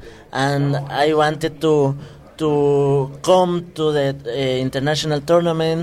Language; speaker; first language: English; non-native, fluent; Spanish